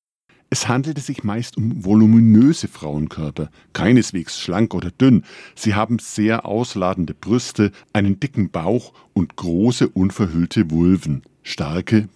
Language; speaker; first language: German; native; German